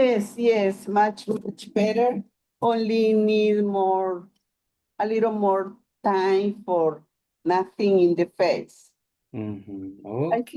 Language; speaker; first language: English; non-native, learner; Spanish